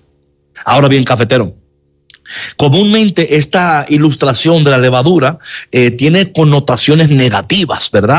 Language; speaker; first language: Spanish; native; Spanish